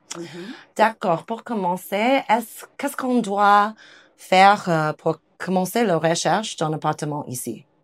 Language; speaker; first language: French; non-native, fluent; English